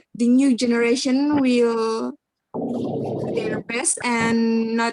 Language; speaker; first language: English; non-native, learner; Indonesian